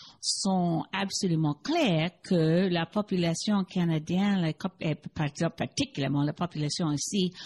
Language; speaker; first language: French; non-native, learner; English